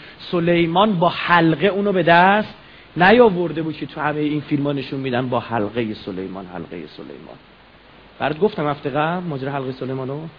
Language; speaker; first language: Persian; native; Persian